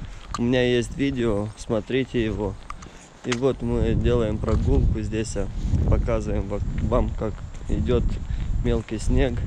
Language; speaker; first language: Russian; non-native, fluent; Romanian